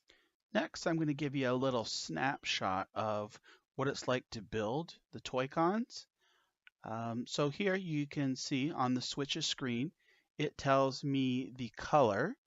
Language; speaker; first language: English; native; English